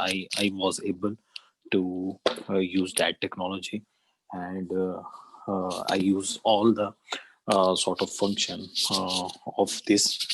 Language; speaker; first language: English; non-native, learner; Urdu